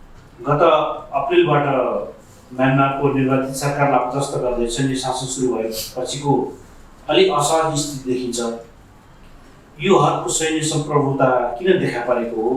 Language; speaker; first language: Nepali; native; Nepali